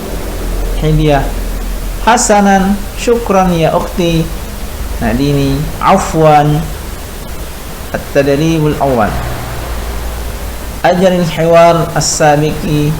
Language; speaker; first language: Arabic; non-native, fluent; Indonesian